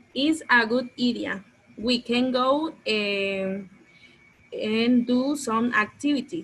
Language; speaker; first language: English; non-native, learner; Spanish